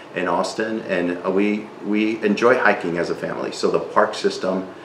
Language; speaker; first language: English; early bilingual, other home language; Spanish